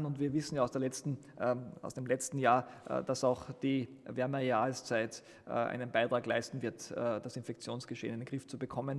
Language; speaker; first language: German; native; German